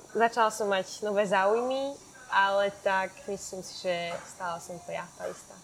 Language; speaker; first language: Slovak; native; Slovak